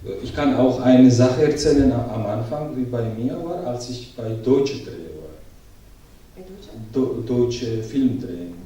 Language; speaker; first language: German; non-native, learner; Georgian